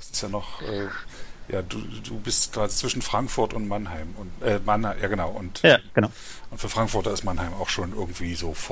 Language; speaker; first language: German; native; German